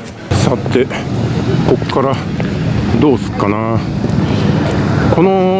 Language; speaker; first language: Japanese; native; Japanese